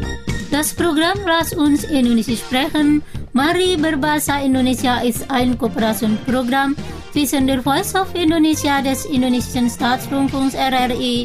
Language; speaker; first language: German; non-native, fluent; Indonesian